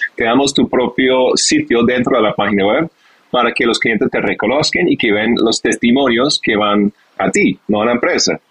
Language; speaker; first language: Spanish; non-native, fluent; English